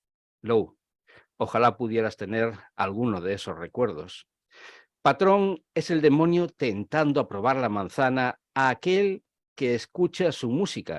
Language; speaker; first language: Spanish; native; Spanish